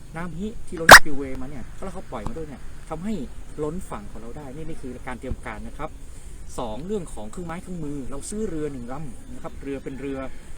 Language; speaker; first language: Thai; native; Thai